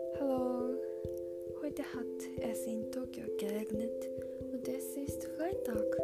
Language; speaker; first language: German; non-native, learner; Japanese